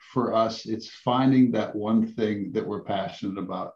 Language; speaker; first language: English; native; English